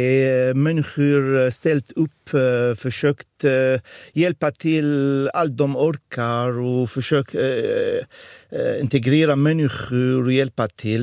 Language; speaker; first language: Swedish; non-native, fluent; Arabic